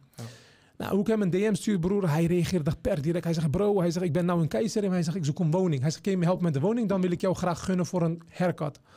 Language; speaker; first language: Dutch; early bilingual, other home language; Turkish